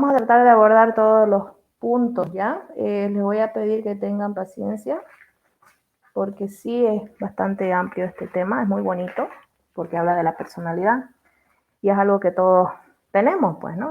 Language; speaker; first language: Spanish; native; Spanish